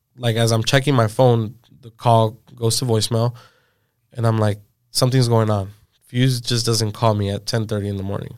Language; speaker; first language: English; native; English